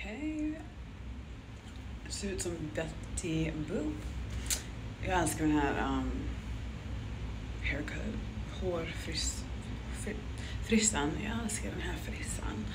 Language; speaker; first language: Swedish; early bilingual, heritage; Swedish